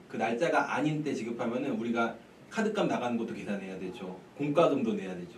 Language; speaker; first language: Korean; native; Korean